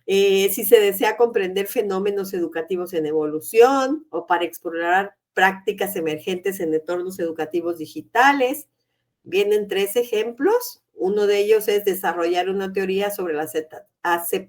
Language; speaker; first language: Spanish; native; Spanish